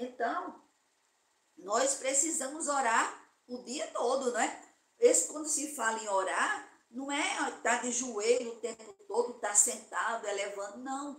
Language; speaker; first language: Portuguese; native; Portuguese